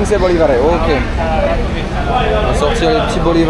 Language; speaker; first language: Spanish; non-native, learner; French